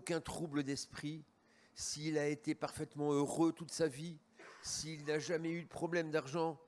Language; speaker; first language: French; native; French